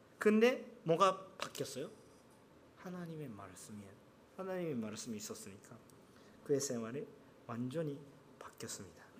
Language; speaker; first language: Korean; non-native, fluent; Japanese